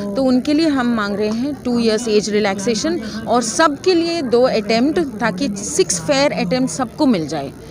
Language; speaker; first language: Hindi; non-native, local second language; Kannada